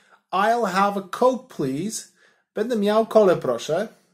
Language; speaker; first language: Polish; non-native, learner; English